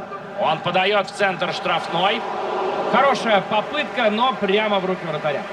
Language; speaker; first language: Russian; native; Russian